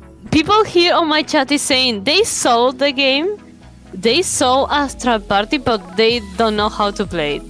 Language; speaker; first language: English; non-native, fluent; Spanish